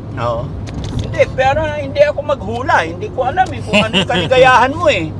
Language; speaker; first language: Filipino; native; Filipino